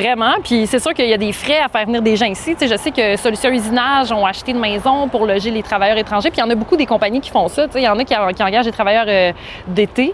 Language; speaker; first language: French; native; French